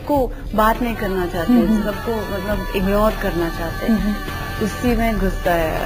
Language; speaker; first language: Hindi; non-native, local second language; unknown